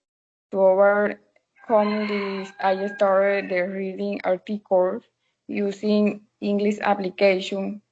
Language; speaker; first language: English; non-native, learner; Spanish